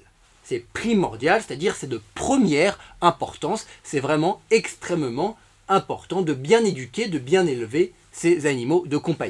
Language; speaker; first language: French; native; French